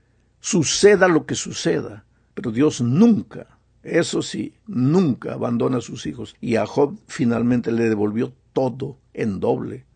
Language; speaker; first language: Spanish; native; Spanish